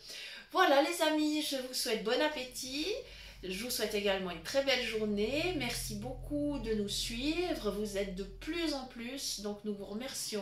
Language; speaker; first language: French; native; French